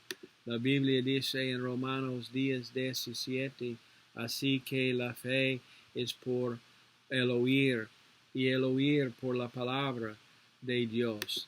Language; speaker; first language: Spanish; non-native, learner; English